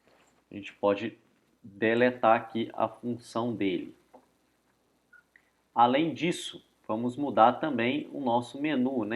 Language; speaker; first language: Portuguese; native; Portuguese